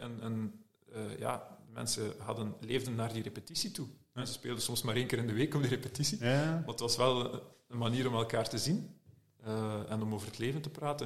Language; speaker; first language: Dutch; native; Dutch